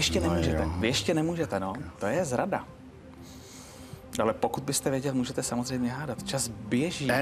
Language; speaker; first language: Czech; native; Czech